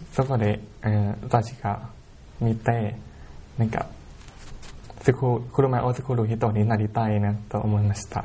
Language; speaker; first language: Japanese; non-native, learner; Thai